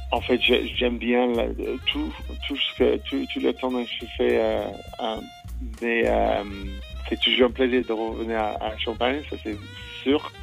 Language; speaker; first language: French; non-native, fluent; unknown